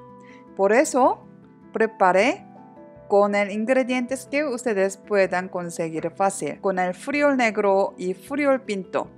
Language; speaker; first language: Spanish; non-native, learner; Korean